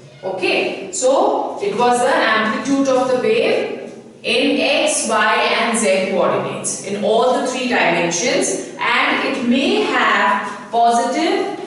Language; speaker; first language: English; non-native, local second language; Hindi